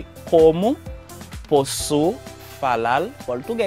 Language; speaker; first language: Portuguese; non-native, fluent; Haitian Creole